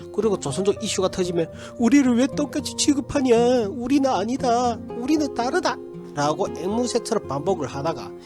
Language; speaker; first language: Korean; early bilingual, heritage; Korean